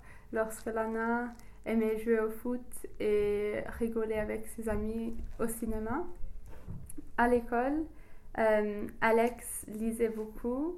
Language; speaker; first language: French; non-native, learner; English